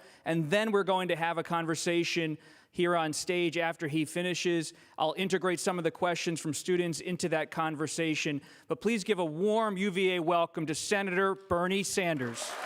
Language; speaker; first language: English; native; English